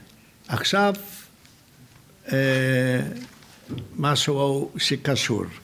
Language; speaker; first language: Hebrew; non-native, fluent; Hungarian